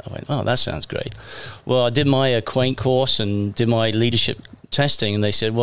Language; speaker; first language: English; native; English